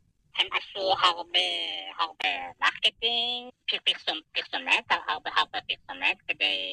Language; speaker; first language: Hebrew; non-native, fluent; Persian